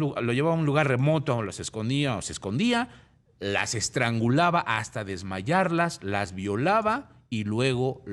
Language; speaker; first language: Spanish; native; Spanish